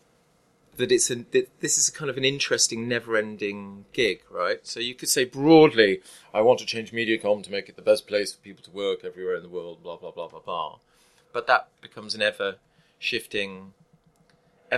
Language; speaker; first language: English; native; English